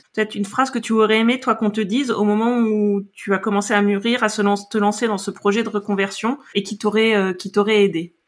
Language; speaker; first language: French; native; French